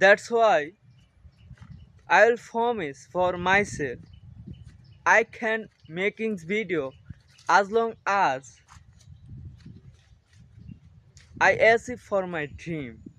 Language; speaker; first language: English; non-native, learner; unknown